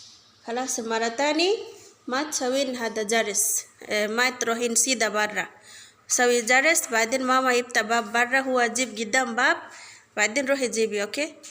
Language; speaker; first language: Arabic; non-native, learner; Bangla